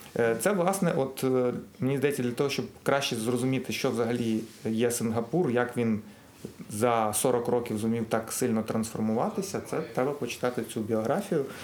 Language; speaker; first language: Ukrainian; native; Ukrainian